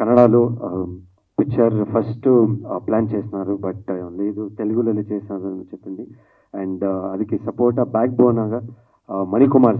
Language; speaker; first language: Telugu; non-native, learner; Kannada